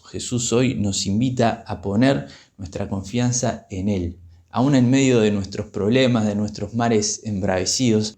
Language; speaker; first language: Spanish; native; Spanish